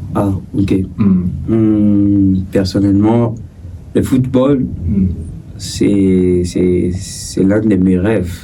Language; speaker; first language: French; non-native, local second language; Swahili